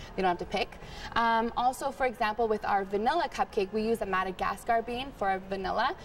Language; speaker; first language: English; early bilingual, heritage; Spanish